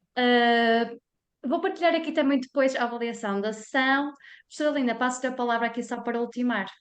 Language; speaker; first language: Portuguese; native; Portuguese